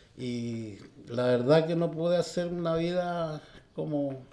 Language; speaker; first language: Spanish; native; Spanish